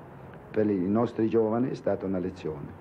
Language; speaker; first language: Italian; non-native, fluent; Swedish